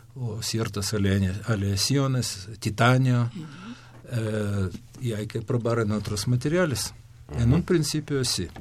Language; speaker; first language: Spanish; non-native, fluent; Ukrainian